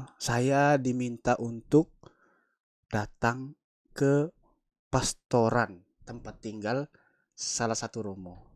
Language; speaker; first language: Indonesian; native; Indonesian